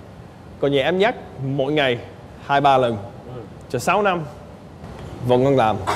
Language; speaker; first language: Vietnamese; non-native, fluent; English